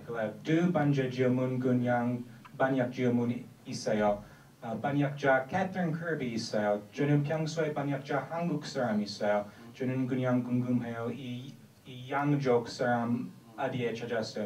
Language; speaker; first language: Korean; non-native, learner; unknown